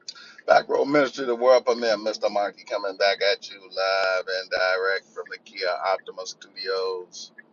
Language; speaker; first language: English; native; English